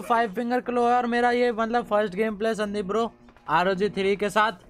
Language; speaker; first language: Hindi; native; Hindi